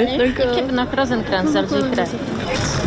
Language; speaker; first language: Dutch; non-native, fluent; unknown